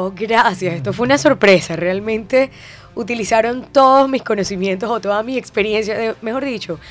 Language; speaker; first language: Spanish; native; Spanish